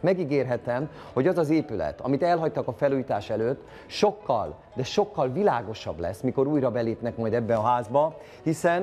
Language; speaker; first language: Hungarian; native; Hungarian